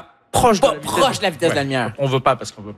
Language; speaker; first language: French; native; French